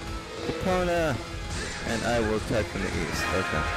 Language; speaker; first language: English; native; English